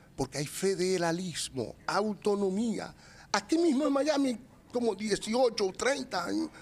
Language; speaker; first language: Spanish; native; Spanish